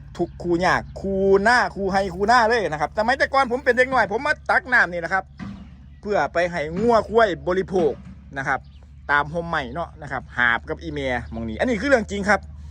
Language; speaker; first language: Thai; native; Thai